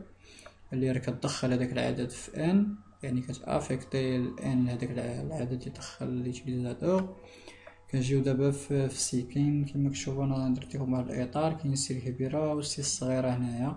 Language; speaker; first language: Arabic; native; Arabic